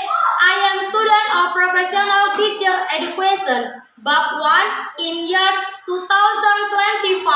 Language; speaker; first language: English; non-native, learner; Indonesian